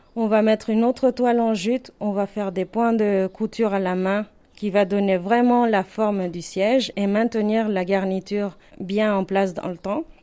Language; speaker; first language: French; non-native, fluent; Spanish